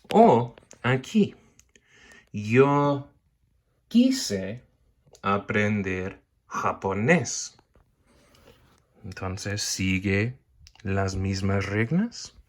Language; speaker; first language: Spanish; non-native, fluent; English